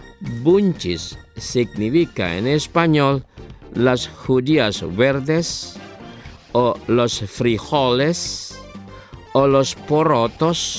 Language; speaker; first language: Spanish; non-native, fluent; Indonesian